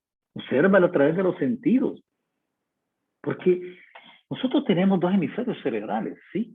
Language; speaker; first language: Spanish; native; Spanish